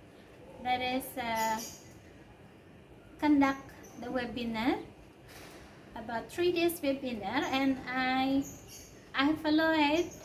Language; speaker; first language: English; non-native, learner; Indonesian